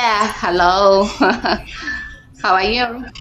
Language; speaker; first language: English; non-native, learner; Chinese